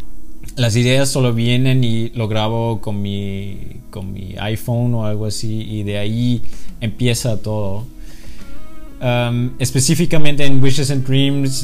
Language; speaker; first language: Spanish; non-native, fluent; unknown